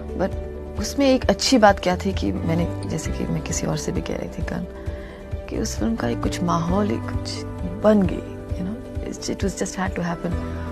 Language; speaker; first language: Hindi; non-native, local second language; Tamil